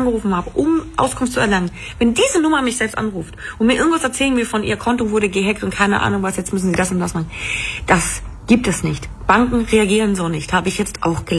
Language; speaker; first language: German; native; German